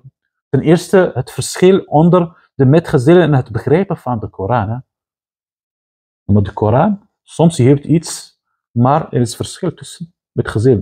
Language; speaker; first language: Dutch; non-native, fluent; Arabic